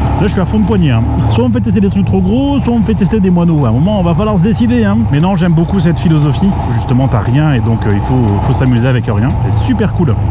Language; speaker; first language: French; native; French